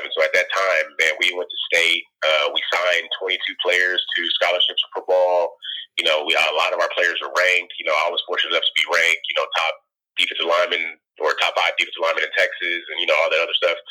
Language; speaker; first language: English; native; English